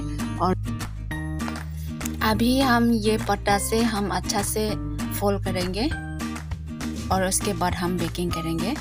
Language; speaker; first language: Hindi; non-native, local second language; Karbi